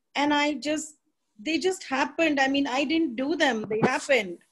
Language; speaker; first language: English; non-native, local second language; Hindi